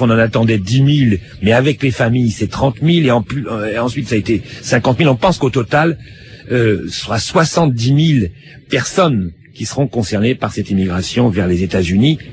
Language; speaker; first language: French; native; French